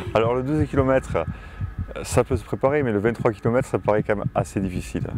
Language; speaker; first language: French; native; French